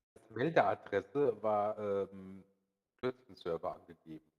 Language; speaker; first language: German; native; German